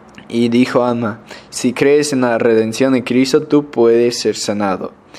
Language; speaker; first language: Spanish; non-native, learner; English